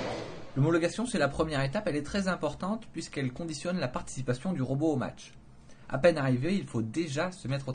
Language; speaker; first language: French; native; French